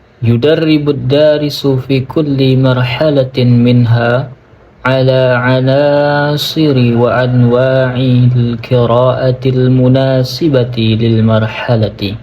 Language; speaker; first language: Arabic; non-native, learner; Indonesian